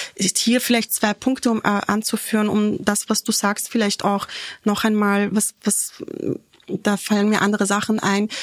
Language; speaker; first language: German; early bilingual, other home language; Turkish